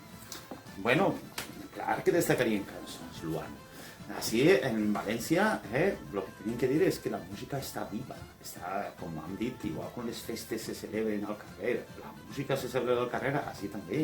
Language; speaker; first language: Catalan; native; Catalan